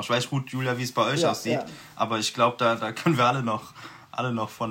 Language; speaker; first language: German; native; German